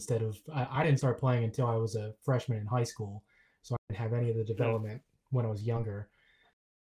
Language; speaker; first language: English; native; English